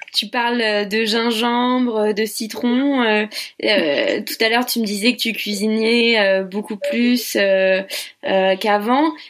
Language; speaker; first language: French; native; French